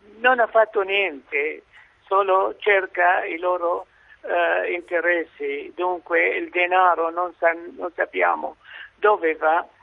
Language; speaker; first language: Italian; non-native, fluent; Arabic